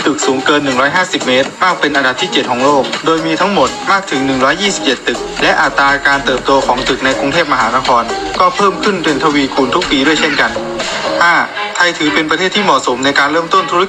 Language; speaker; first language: Thai; native; Thai